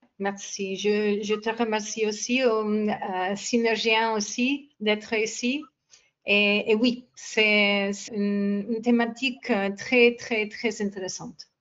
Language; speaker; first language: French; non-native, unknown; English